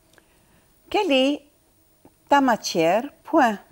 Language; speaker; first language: French; non-native, fluent; Arabic